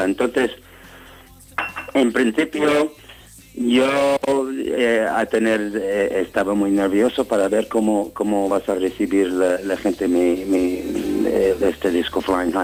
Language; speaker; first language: Spanish; non-native, fluent; English